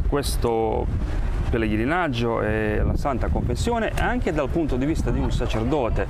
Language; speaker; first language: Italian; non-native, fluent; Croatian